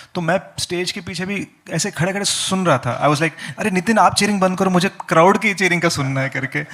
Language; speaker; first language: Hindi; non-native, learner; Telugu